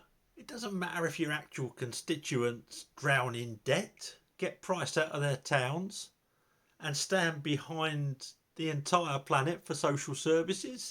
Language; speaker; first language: English; native; English